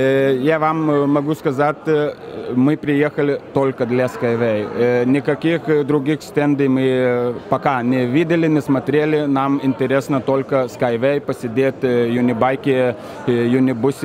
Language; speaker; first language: Russian; non-native, fluent; Lithuanian